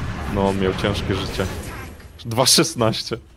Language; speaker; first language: Polish; native; Polish